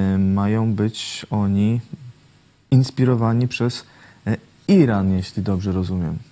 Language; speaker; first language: Polish; native; Polish